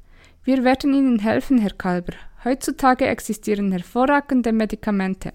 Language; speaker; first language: German; native; German